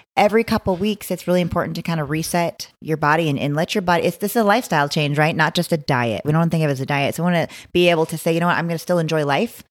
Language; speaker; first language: English; native; English